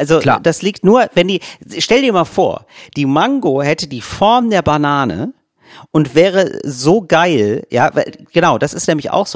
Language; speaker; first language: German; native; German